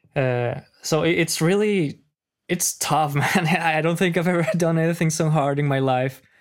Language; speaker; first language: English; non-native, fluent; Spanish